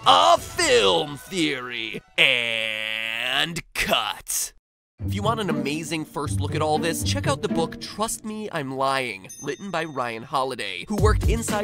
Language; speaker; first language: English; native; English